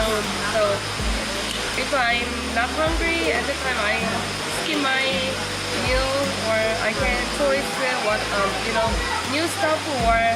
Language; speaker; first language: English; non-native, learner; Korean